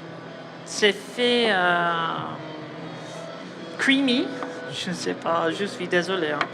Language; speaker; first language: French; non-native, learner; English